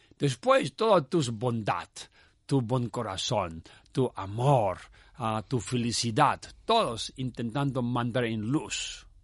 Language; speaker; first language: Spanish; non-native, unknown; Tibetan